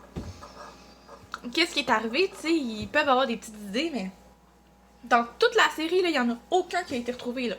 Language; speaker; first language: French; native; French